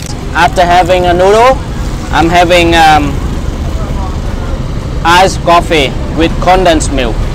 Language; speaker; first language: English; non-native, fluent; Vietnamese